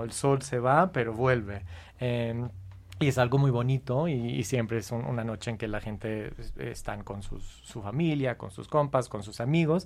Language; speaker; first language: Spanish; non-native, fluent; English